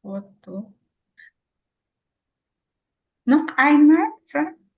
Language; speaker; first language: German; non-native, learner; Filipino